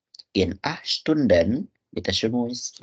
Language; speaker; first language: German; non-native, fluent; Indonesian